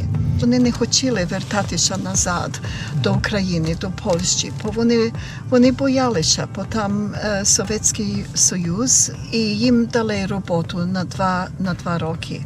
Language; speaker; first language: Ukrainian; early bilingual, heritage; Ukrainian